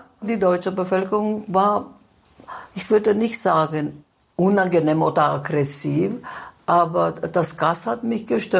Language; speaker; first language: German; non-native, fluent; Greek